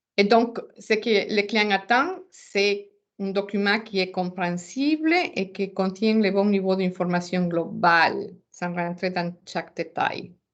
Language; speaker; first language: French; non-native, fluent; Spanish